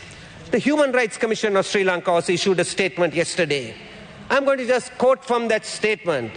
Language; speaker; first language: English; non-native, local second language; Sinhala